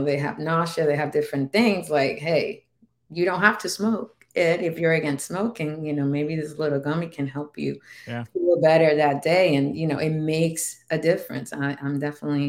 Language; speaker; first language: English; non-native, fluent; Spanish